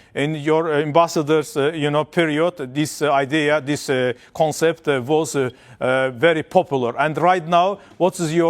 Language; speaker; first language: English; non-native, fluent; Azerbaijani